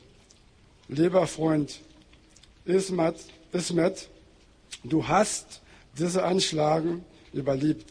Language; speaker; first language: German; non-native, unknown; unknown